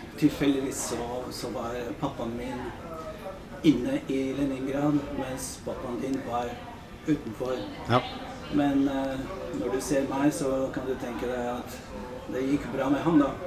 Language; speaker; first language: Norwegian; non-native, fluent; Polish